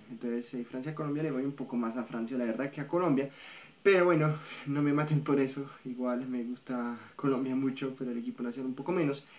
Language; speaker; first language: Spanish; non-native, fluent; French